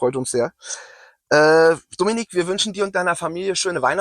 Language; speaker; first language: German; native; German